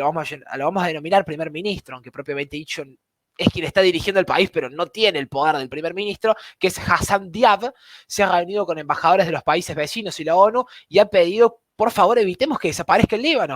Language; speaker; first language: Spanish; native; Spanish